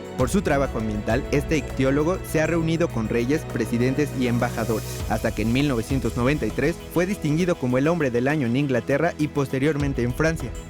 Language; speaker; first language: Spanish; native; Spanish